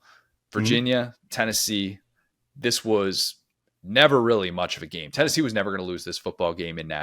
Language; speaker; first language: English; native; English